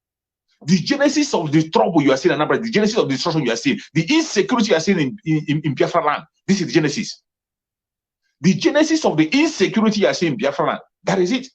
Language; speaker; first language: English; non-native, local second language; Igbo